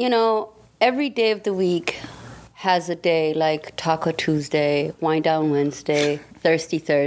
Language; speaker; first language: English; non-native, fluent; German